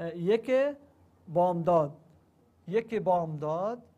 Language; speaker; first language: Persian; non-native, learner; Arabic